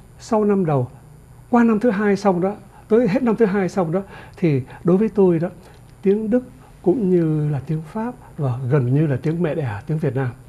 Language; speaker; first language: Vietnamese; native; Vietnamese